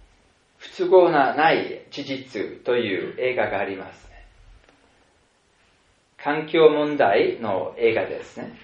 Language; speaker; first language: Japanese; non-native, fluent; German